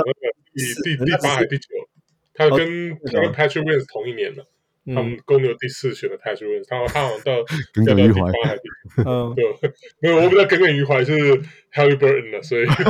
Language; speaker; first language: Chinese; native; Chinese